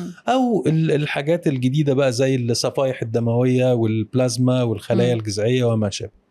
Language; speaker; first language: Arabic; native; Arabic